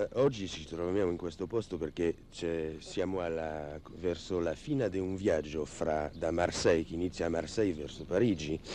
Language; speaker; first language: Italian; non-native, learner; French